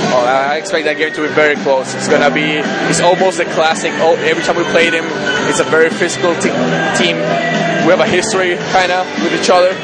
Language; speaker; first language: English; non-native, fluent; Spanish